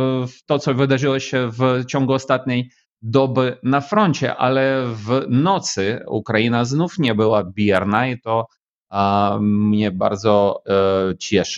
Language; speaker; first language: Polish; non-native, fluent; Ukrainian